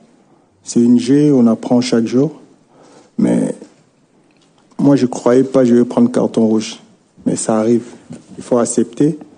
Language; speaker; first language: French; non-native, local second language; Lingala